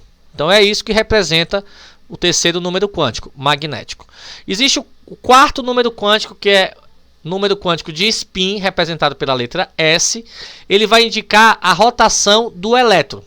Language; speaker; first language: Portuguese; native; Portuguese